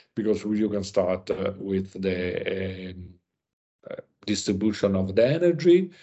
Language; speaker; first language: English; non-native, learner; Italian